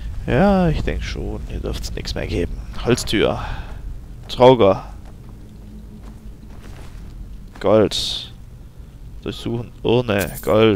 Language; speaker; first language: German; native; German